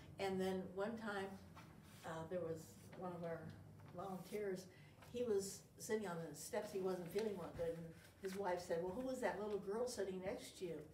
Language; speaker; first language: English; native; English